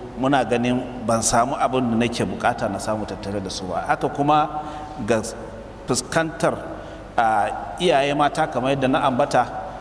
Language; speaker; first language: Hausa; native; Hausa